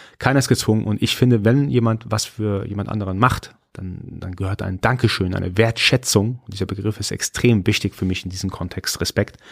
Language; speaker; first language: German; early bilingual, other home language; Persian